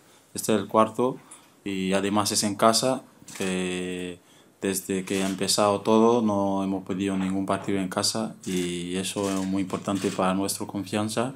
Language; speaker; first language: Spanish; non-native, fluent; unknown